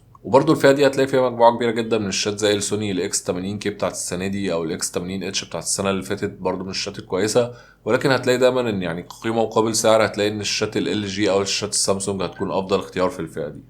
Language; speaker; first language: Arabic; native; Arabic